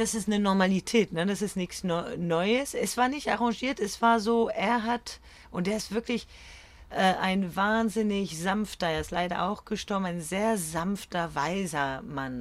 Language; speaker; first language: German; early bilingual, other home language; French